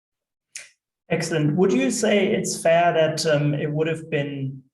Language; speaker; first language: English; non-native, fluent; German